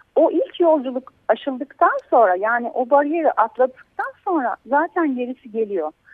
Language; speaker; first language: Turkish; native; Turkish